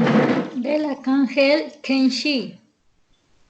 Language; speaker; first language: English; non-native, learner; Spanish